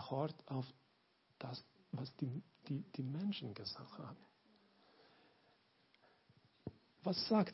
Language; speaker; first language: German; non-native, learner; Lithuanian